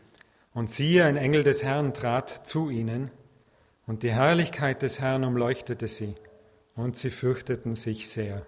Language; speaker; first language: German; native; German